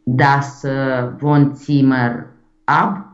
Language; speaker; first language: German; non-native, learner; Romanian